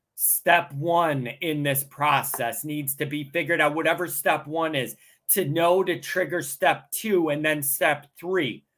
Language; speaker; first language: English; native; English